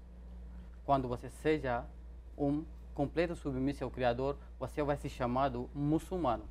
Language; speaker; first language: Portuguese; non-native, fluent; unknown